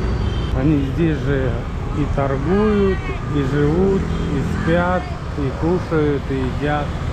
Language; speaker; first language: Russian; native; Russian